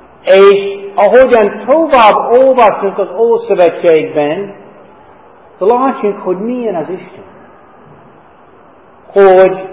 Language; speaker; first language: Hungarian; non-native, fluent; English